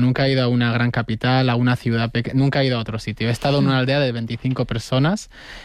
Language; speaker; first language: Spanish; native; Spanish